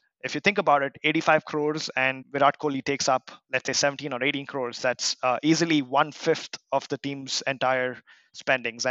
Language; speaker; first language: English; non-native, local second language; Kannada